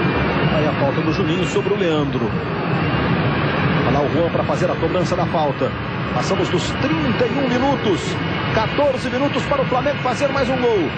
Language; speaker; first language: Portuguese; native; Portuguese